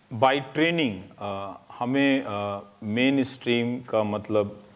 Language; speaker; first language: Hindi; native; Hindi